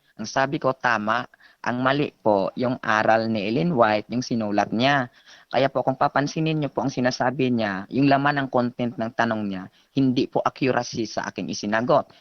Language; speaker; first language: Filipino; native; Filipino